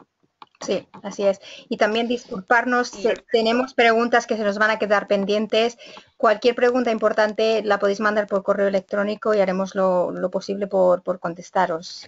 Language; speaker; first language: Spanish; native; Spanish